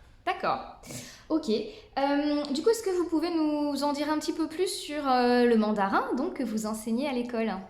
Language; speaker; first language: French; native; French